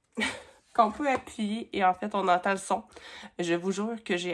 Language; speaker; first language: French; native; French